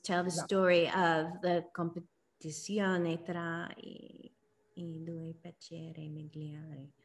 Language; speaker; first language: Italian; non-native, learner; English